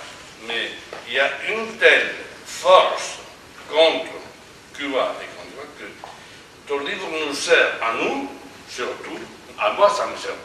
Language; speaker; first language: French; non-native, fluent; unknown